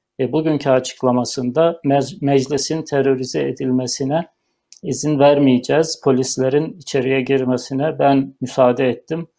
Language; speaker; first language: Turkish; native; Turkish